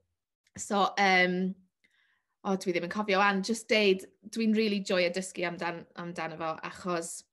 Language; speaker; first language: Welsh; non-native, learner; English